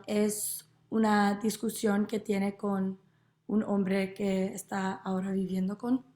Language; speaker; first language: Spanish; non-native, learner; English